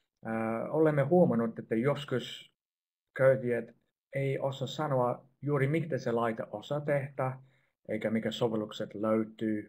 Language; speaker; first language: Finnish; non-native, fluent; English